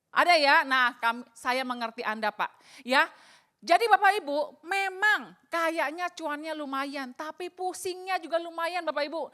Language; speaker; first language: Indonesian; native; Indonesian